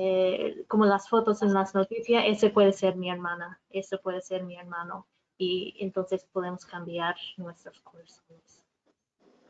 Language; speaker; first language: Spanish; non-native, fluent; English